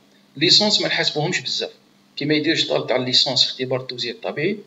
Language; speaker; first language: Arabic; native; Arabic